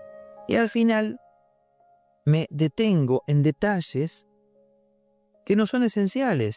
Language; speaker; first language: Spanish; native; Spanish